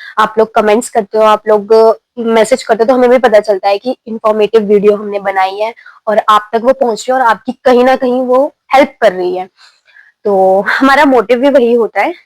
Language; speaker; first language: Hindi; native; Hindi